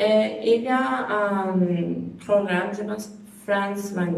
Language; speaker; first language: French; non-native, learner; Spanish